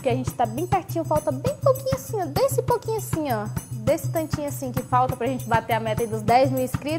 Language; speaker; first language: Portuguese; native; Portuguese